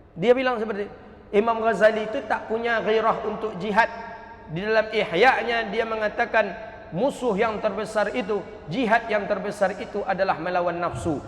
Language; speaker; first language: Malay; non-native, local second language; Minangkabau